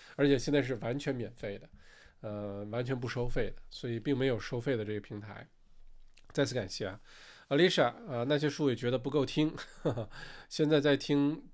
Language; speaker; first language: Chinese; native; Chinese